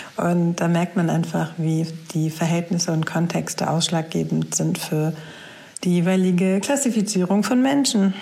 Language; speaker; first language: German; early bilingual, other home language; Turkish